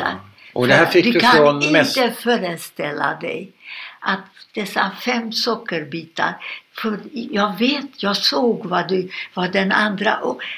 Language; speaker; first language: Swedish; non-native, fluent; Romanian